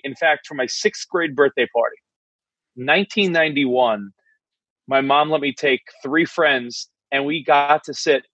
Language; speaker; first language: English; native; English